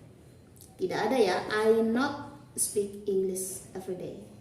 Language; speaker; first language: English; non-native, learner; Indonesian